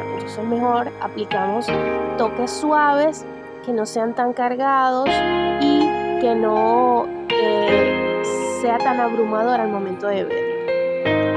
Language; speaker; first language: Spanish; native; Spanish